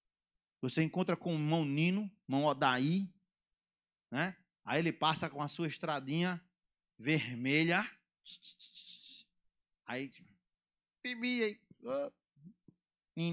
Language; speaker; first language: Portuguese; native; Portuguese